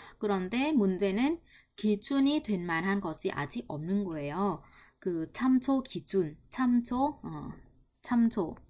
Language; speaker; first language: Korean; non-native, fluent; Vietnamese